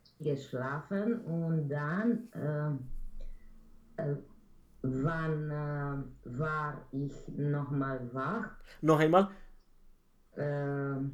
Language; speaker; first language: German; non-native, learner; Romanian